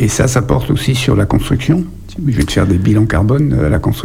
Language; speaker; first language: French; native; French